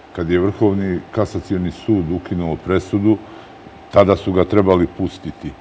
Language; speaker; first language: Serbian; native; Serbian